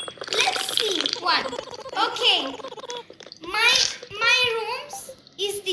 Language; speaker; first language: English; non-native, learner; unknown